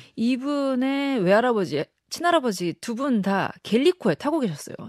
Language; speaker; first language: Korean; native; Korean